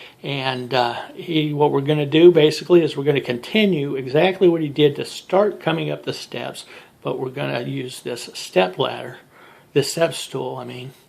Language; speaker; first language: English; native; English